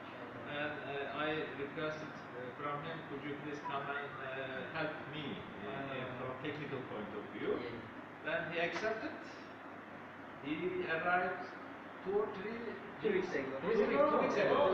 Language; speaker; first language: English; non-native, fluent; Turkish